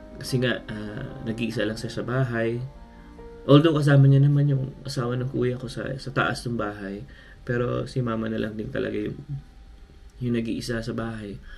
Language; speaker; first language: Filipino; native; Filipino